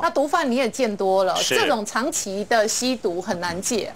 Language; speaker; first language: Chinese; native; Chinese